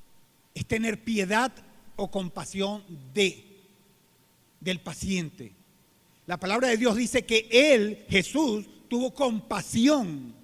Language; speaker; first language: Spanish; native; Spanish